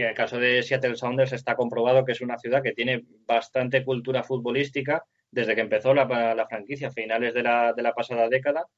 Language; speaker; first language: Spanish; native; Spanish